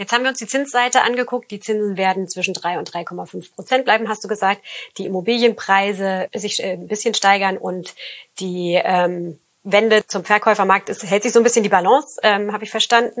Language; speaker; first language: German; native; German